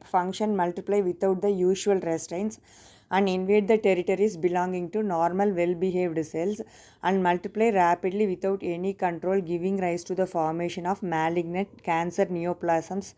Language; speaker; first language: English; non-native, local second language; Tamil